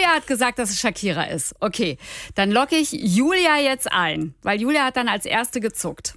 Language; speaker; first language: German; native; German